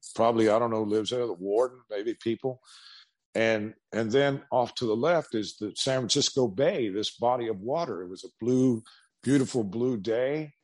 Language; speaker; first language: English; native; English